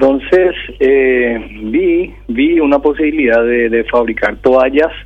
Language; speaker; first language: Spanish; early bilingual, other home language; Korean